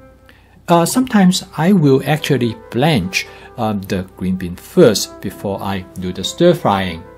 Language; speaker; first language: English; non-native, fluent; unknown